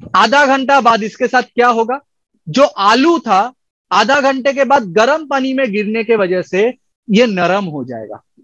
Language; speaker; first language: Hindi; non-native, local second language; Bangla